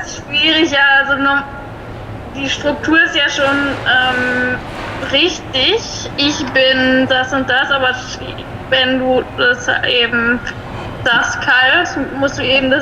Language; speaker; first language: German; native; German